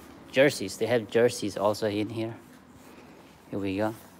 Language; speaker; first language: English; non-native, local second language; Filipino